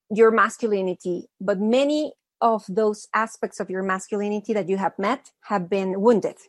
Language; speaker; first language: English; early bilingual, other home language; Spanish